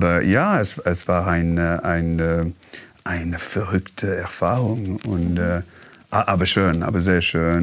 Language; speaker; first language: German; non-native, learner; English